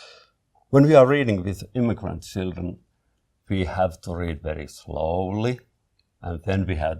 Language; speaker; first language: English; non-native, fluent; Finnish